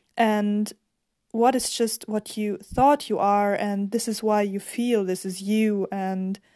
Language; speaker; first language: English; non-native, fluent; German